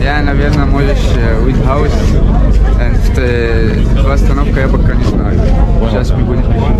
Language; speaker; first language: Russian; non-native, learner; Arabic